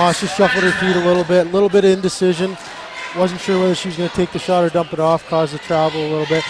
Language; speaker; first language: English; native; English